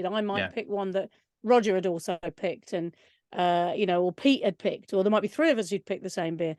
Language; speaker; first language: English; native; English